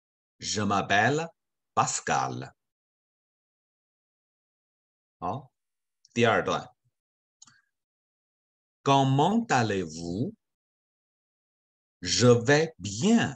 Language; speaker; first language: French; non-native, fluent; Chinese